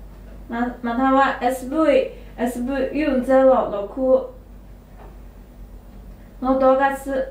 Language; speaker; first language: Japanese; non-native, learner; Chinese